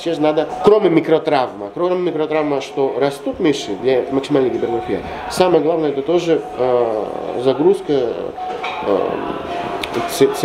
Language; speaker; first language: Russian; non-native, fluent; Greek